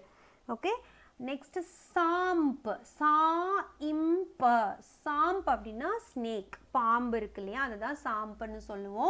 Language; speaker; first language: Tamil; native; Tamil